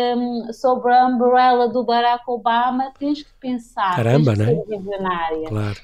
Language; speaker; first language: Portuguese; non-native, local second language; Kabuverdianu